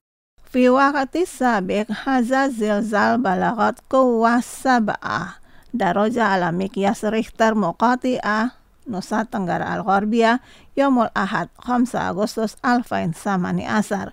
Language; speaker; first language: Arabic; non-native, fluent; Indonesian